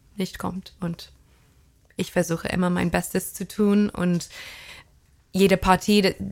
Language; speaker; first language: German; non-native, fluent; English